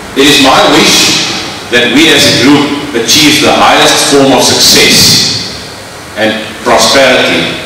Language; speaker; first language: English; non-native, local second language; Afrikaans